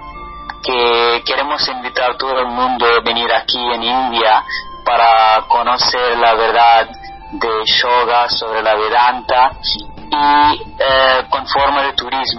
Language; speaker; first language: Spanish; non-native, learner; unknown